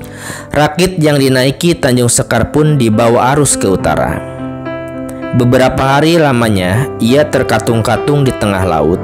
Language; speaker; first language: Indonesian; native; Indonesian